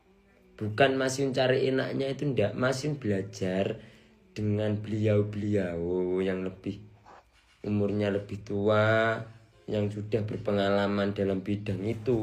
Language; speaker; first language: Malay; non-native, local second language; Javanese